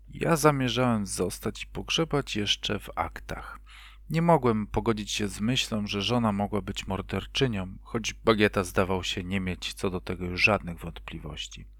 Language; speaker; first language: Polish; native; Polish